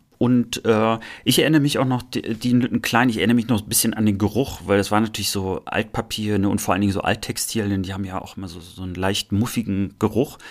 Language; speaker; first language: German; native; German